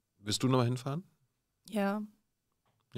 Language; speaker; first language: German; native; German